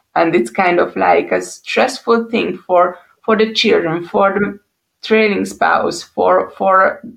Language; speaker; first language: English; non-native, fluent; Hungarian